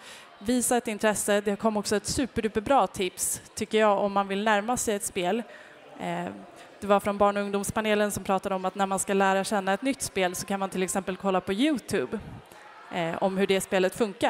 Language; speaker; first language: Swedish; native; Swedish